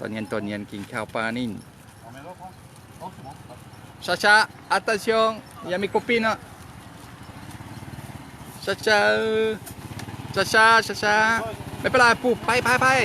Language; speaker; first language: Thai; non-native, learner; French